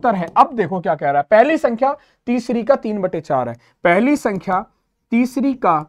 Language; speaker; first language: Hindi; native; Hindi